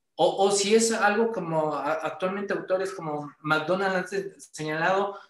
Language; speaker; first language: Spanish; native; Spanish